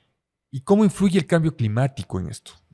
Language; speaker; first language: Spanish; native; Spanish